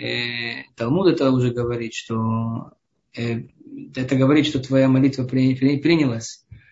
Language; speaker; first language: Russian; early bilingual, heritage; Hebrew